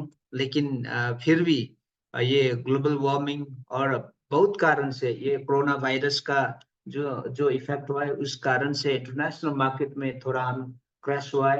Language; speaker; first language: Hindi; non-native, local second language; Nepali